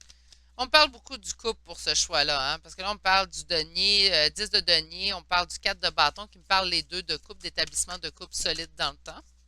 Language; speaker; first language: French; native; French